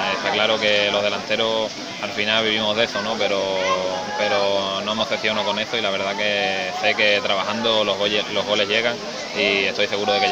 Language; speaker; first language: Spanish; native; Spanish